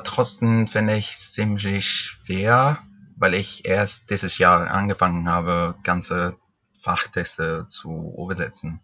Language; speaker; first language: German; non-native, fluent; Spanish